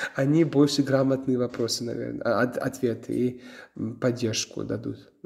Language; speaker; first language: Russian; non-native, local second language; Georgian